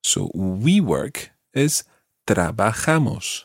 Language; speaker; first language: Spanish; non-native, fluent; English